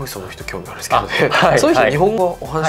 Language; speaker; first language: Japanese; native; Japanese